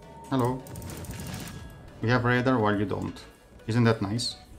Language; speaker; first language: English; non-native, fluent; Italian